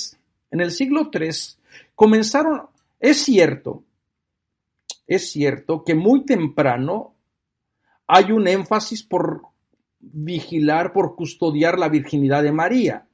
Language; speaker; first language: Spanish; native; Spanish